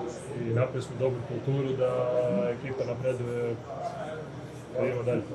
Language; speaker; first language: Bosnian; non-native, fluent; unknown